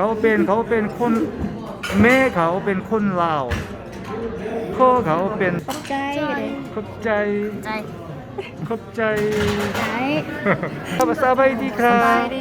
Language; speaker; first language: Thai; non-native, learner; Korean